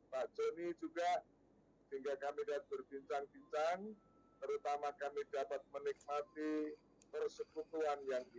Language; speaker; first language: Indonesian; native; Indonesian